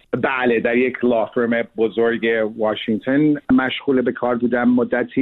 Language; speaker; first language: Persian; early bilingual, heritage; Persian